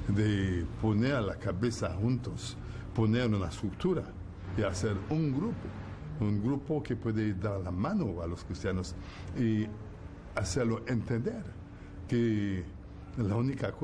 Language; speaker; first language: Spanish; non-native, fluent; Haitian Creole